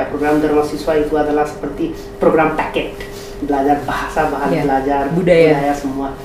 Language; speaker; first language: Indonesian; non-native, fluent; Hindi